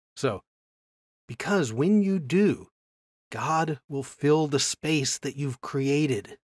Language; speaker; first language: English; native; English